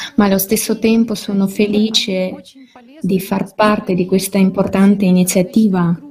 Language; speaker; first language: Italian; non-native, fluent; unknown